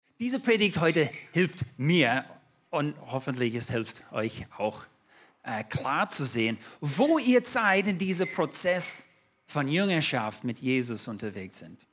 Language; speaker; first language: German; non-native, fluent; English